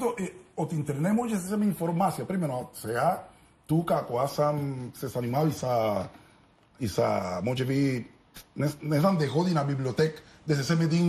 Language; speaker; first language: Bulgarian; non-native, learner; Spanish